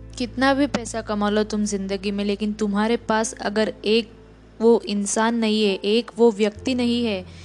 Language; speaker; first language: Hindi; non-native, local second language; Marathi